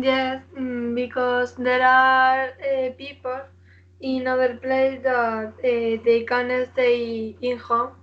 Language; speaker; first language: English; non-native, learner; Spanish